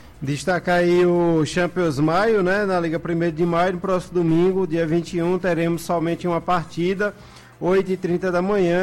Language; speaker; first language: Portuguese; native; Portuguese